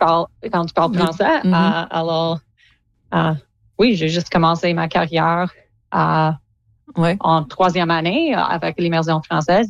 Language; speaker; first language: French; non-native, local second language; English